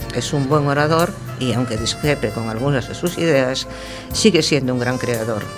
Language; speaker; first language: Spanish; non-native, local second language; Galician